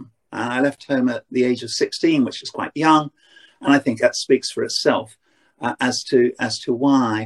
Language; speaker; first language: English; native; English